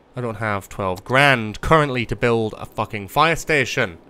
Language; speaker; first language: English; native; English